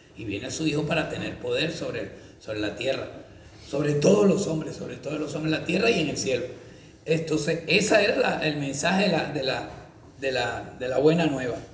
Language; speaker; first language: Spanish; native; Spanish